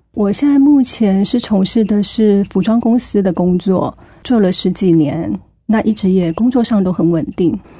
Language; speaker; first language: Chinese; native; Chinese